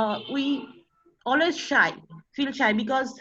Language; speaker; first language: English; non-native, learner; Bangla